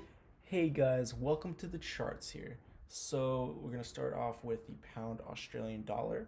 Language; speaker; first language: English; native; English